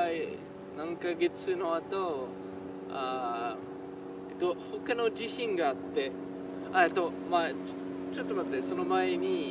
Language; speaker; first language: Japanese; non-native, learner; French